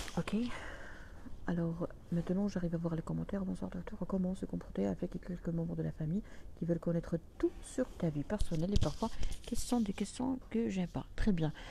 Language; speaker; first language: French; non-native, local second language; Arabic